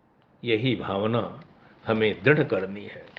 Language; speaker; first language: Hindi; native; Hindi